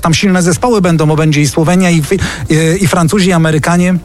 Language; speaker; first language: Polish; native; Polish